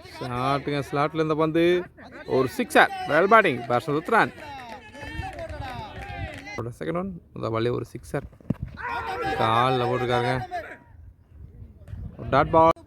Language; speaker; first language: Tamil; native; Tamil